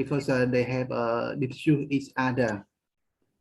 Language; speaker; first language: English; non-native, learner; Khmer